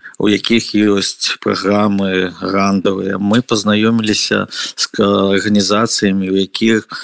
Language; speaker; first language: Belarusian; non-native, local second language; Russian